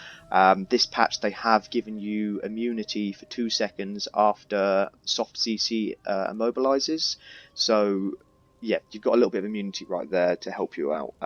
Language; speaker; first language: English; native; English